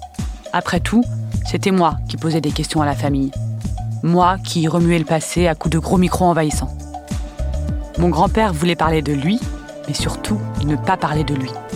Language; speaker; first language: French; native; French